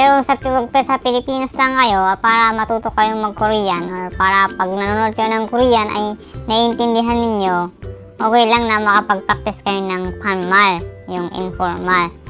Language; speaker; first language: Filipino; non-native, local second language; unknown